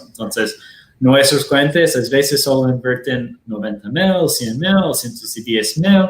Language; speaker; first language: Spanish; non-native, fluent; Portuguese